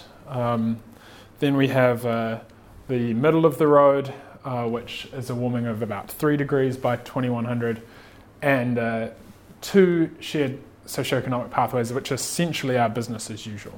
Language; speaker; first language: English; native; English